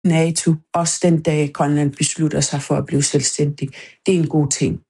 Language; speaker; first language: Danish; non-native, local second language; Kalaallisut